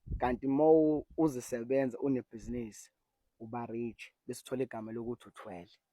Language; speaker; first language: Zulu; native; Zulu